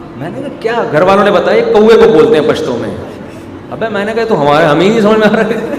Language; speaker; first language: Urdu; native; Urdu